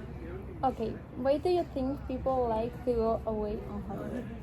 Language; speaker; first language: English; non-native, learner; Spanish